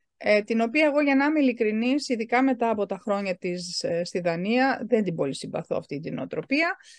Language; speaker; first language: Greek; early bilingual, heritage; Greek